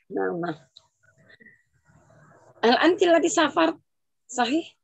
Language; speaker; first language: Arabic; non-native, fluent; Indonesian